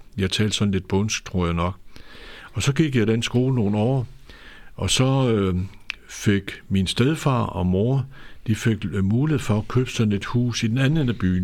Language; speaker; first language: Danish; native; Danish